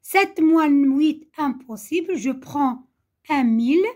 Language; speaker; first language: French; non-native, local second language; Arabic